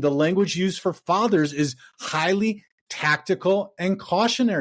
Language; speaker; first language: English; native; English